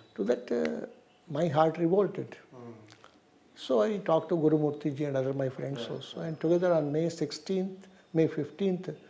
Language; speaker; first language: English; non-native, local second language; Tamil